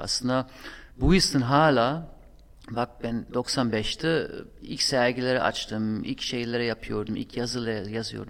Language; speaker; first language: Turkish; non-native, fluent; German